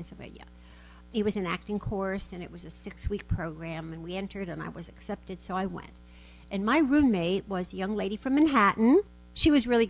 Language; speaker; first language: English; early bilingual, other home language; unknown